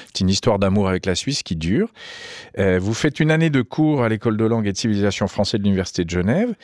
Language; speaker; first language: French; native; French